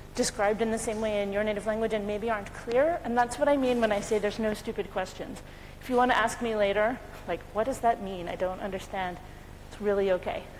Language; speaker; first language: English; native; English